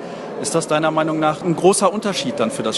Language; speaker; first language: German; native; German